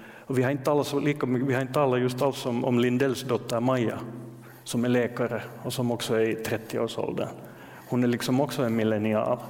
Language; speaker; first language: Swedish; native; Swedish